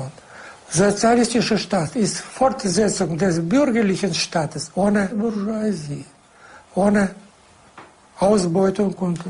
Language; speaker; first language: German; non-native, fluent; Russian